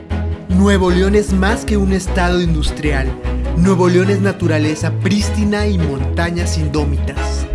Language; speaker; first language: Spanish; native; Spanish